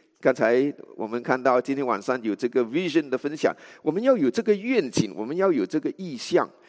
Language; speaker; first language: Chinese; native; Chinese